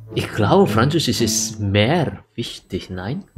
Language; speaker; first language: German; non-native, learner; Indonesian